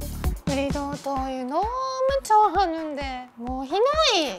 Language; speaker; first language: Korean; non-native, learner; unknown